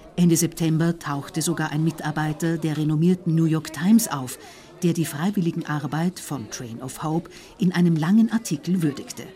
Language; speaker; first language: German; native; German